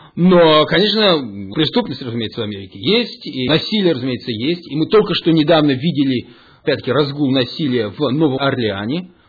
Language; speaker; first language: Russian; early bilingual, heritage; Russian